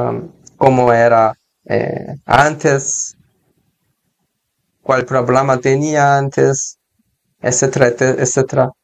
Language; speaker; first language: Spanish; non-native, learner; Korean